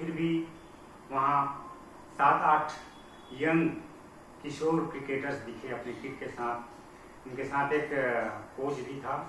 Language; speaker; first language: Hindi; native; Hindi